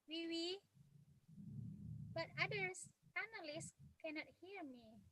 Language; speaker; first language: English; non-native, fluent; Indonesian